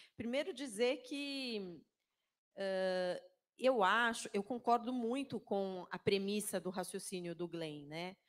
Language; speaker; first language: Portuguese; native; Portuguese